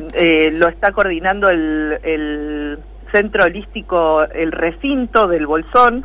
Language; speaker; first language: Spanish; native; Spanish